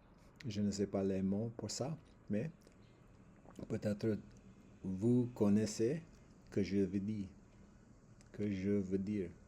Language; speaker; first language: French; non-native, learner; English